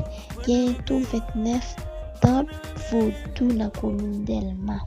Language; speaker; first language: French; non-native, learner; Haitian Creole